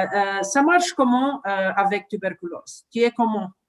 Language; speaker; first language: French; non-native, learner; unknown